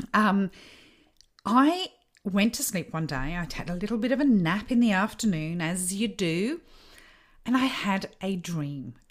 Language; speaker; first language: English; native; English